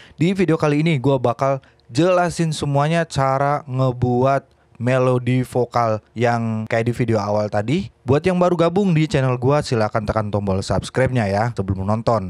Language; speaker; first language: Indonesian; native; Indonesian